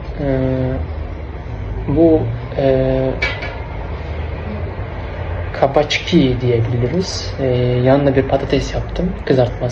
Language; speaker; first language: Turkish; non-native, learner; Uzbek